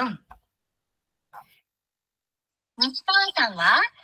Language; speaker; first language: Japanese; non-native, learner; Bangla